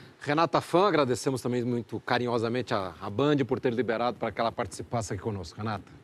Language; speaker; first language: Portuguese; native; Portuguese